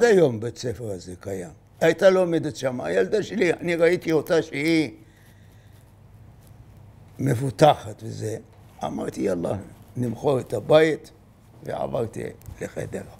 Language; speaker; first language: Hebrew; non-native, fluent; Arabic